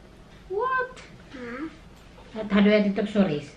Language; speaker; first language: Swedish; non-native, learner; Filipino